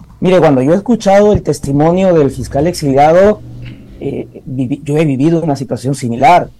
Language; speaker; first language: Spanish; native; Spanish